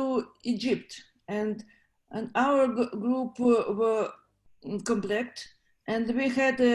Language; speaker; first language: English; non-native, learner; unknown